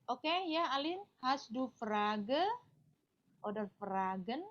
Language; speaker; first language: German; non-native, learner; Indonesian